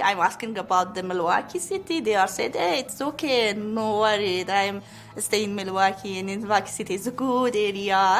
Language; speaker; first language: English; non-native, learner; Pashto